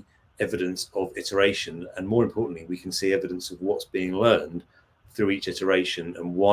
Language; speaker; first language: English; native; English